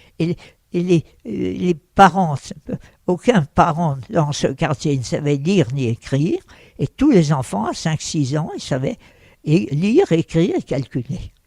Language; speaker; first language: French; early bilingual, other home language; Russian